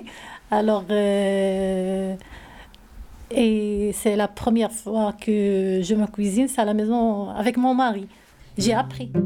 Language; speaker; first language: French; non-native, learner; Arabic